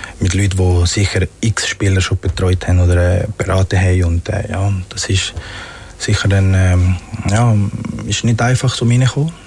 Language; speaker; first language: German; early bilingual, other home language; Spanish